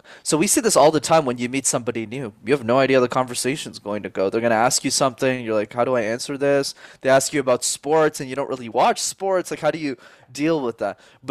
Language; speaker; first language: English; native; English